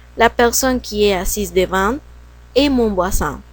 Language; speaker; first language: French; non-native, learner; Spanish